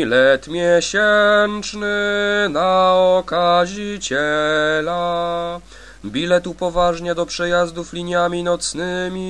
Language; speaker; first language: Polish; native; Polish